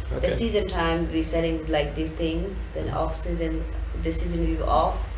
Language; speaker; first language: English; non-native, learner; Tibetan